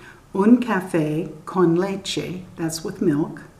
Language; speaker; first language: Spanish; non-native, learner; English